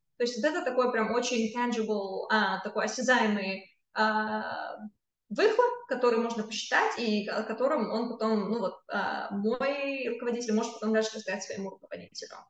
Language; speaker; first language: Russian; native; Russian